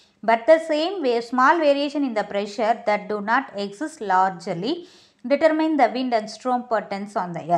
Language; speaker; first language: English; non-native, local second language; Tamil